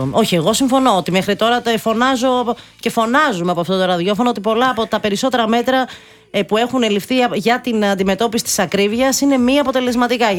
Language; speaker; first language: Greek; native; Greek